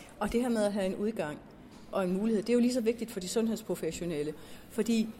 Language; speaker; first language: Swedish; non-native, learner; Danish